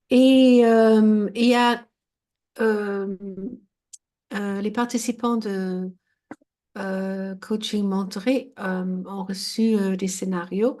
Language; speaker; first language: French; non-native, fluent; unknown